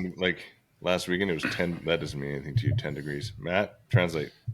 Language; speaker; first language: English; native; English